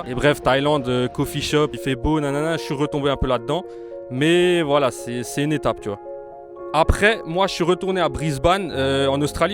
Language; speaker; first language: French; native; French